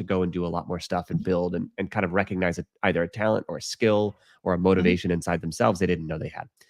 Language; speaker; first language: English; native; English